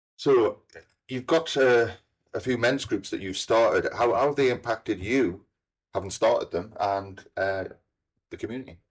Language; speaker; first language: English; native; English